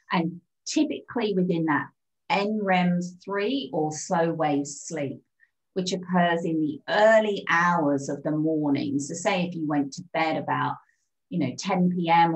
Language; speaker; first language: English; native; English